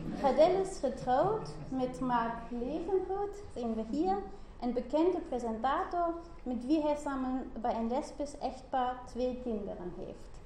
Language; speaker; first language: Dutch; non-native, learner; German